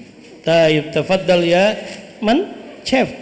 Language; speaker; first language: Arabic; non-native, fluent; Indonesian